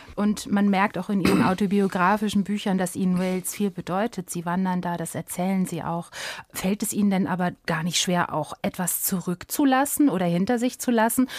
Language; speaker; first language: German; native; German